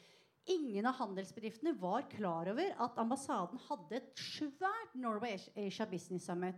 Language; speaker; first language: Norwegian; native; Norwegian